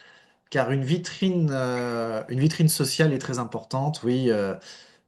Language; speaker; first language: French; native; French